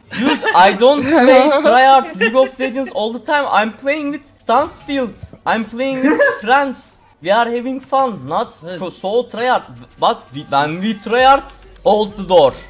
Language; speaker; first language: English; non-native, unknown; Turkish